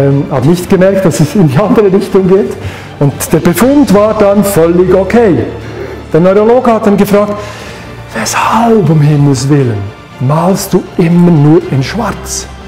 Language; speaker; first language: German; native; German